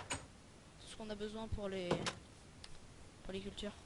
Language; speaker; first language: French; native; French